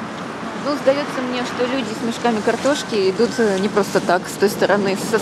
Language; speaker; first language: Russian; native; Russian